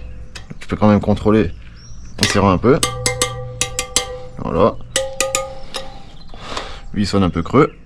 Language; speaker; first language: French; native; French